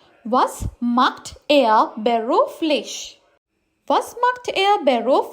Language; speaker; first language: German; non-native, learner; Sinhala